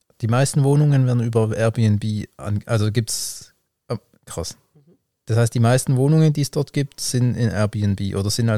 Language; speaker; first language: German; native; German